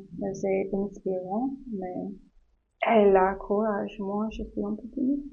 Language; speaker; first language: French; non-native, learner; English